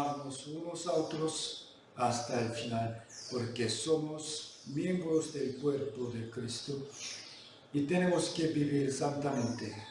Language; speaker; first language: Spanish; non-native, fluent; Korean